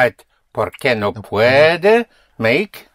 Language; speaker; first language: Spanish; non-native, fluent; English